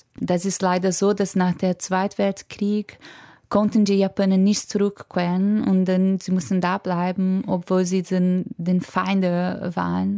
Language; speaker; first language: German; non-native, fluent; Portuguese